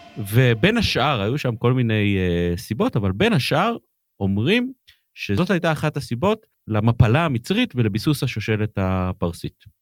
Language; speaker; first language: Hebrew; native; Hebrew